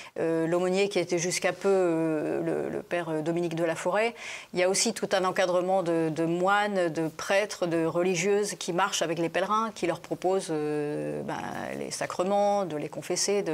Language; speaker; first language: French; native; French